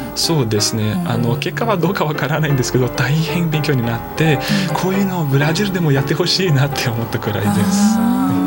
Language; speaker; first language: Japanese; non-native, fluent; Portuguese